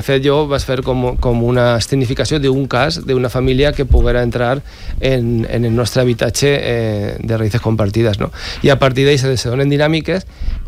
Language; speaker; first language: Catalan; native; Catalan